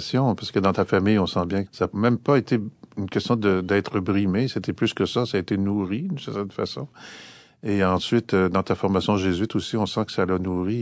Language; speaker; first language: French; native; French